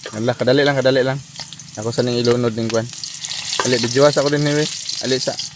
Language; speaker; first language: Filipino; non-native, local second language; Cebuano